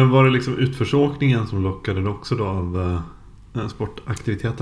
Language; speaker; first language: Swedish; native; Swedish